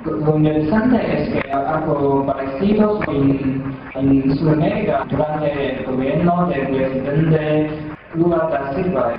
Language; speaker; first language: Spanish; non-native, fluent; Chinese